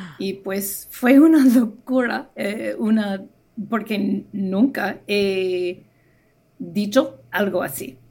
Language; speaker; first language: Spanish; non-native, fluent; English